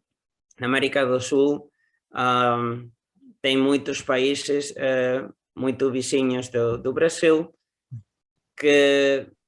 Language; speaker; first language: Portuguese; non-native, learner; Spanish